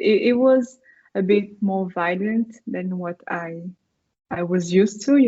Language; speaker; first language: English; non-native, fluent; French